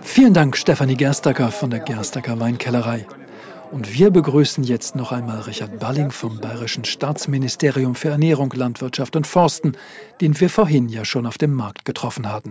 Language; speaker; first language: German; native; German